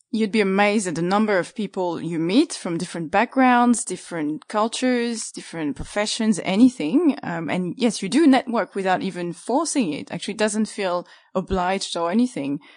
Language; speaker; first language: English; non-native, fluent; French